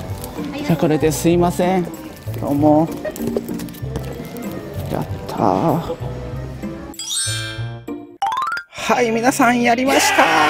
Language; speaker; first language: Japanese; native; Japanese